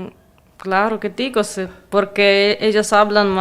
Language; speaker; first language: Spanish; non-native, learner; Russian